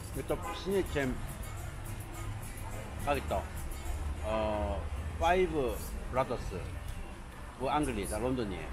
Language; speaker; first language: Russian; non-native, learner; Korean